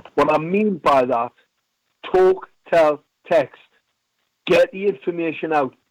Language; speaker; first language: English; native; English